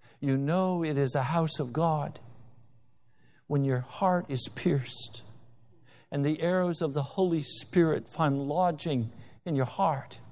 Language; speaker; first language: English; native; English